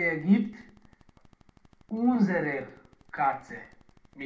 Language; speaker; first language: German; non-native, learner; Romanian